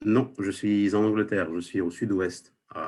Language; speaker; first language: French; non-native, local second language; Arabic